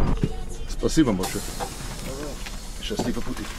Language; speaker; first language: Russian; non-native, learner; English